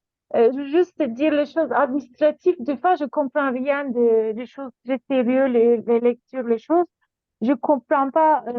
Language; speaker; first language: French; non-native, learner; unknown